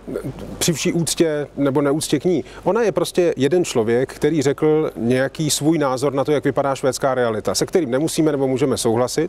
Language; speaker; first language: Czech; native; Czech